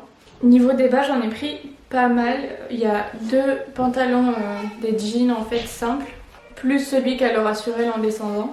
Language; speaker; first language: French; native; French